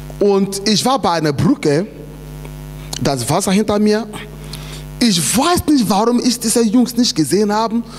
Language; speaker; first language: German; non-native, fluent; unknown